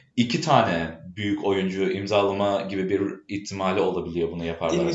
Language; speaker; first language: Turkish; early bilingual, heritage; Turkish